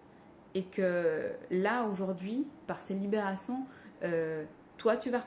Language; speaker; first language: French; native; French